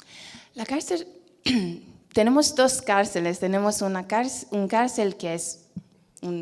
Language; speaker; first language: Spanish; non-native, fluent; Persian